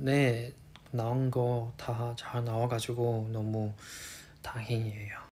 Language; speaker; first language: Korean; non-native, fluent; Chinese